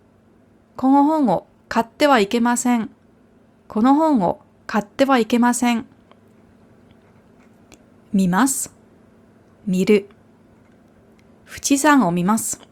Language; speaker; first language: Japanese; non-native, fluent; German